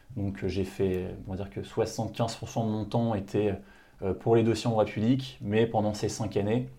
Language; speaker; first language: French; native; French